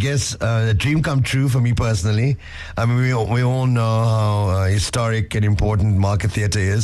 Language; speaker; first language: English; native; English